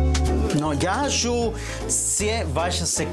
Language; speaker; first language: Ukrainian; non-native, learner; Spanish